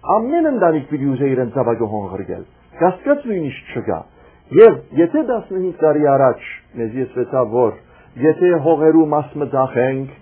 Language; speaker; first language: Armenian; early bilingual, heritage; Armenian